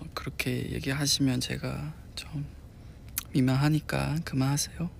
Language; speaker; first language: Korean; non-native, fluent; Chinese